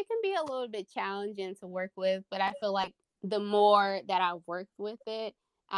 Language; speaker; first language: English; native; English